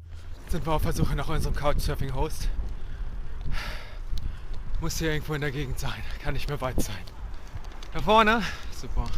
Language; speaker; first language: German; native; German